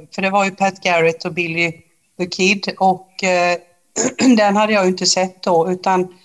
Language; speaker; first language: Swedish; native; Swedish